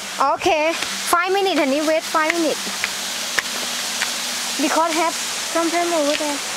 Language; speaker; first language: English; non-native, learner; Thai